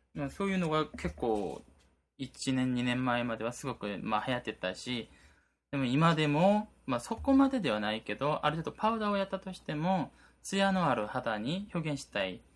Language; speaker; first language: Japanese; non-native, fluent; Korean